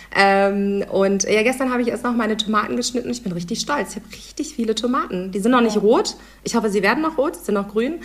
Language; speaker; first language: German; native; German